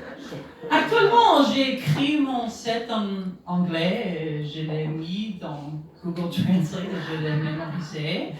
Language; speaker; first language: French; non-native, learner; English